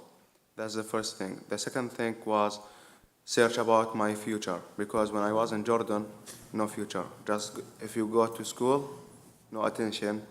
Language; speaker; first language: English; non-native, learner; Arabic